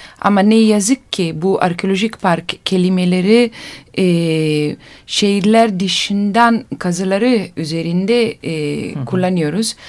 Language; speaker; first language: Turkish; non-native, learner; Italian